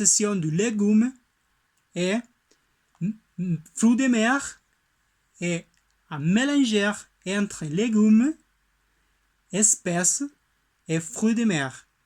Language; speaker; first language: French; non-native, learner; Spanish